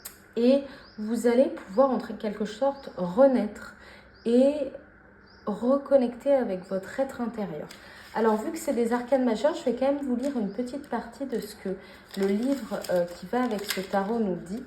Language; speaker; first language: French; native; French